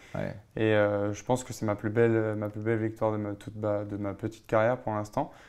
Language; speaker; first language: French; native; French